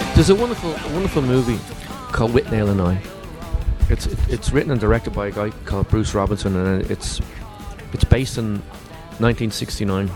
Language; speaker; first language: English; native; English